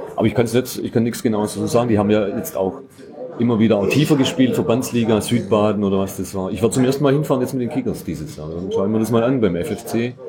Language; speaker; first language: German; native; German